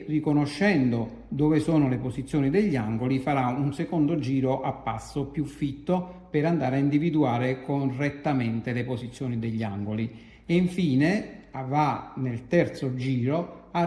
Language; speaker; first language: Italian; native; Italian